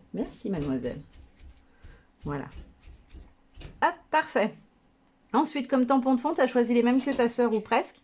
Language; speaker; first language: French; native; French